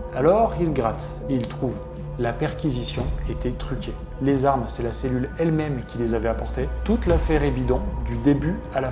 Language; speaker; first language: French; native; French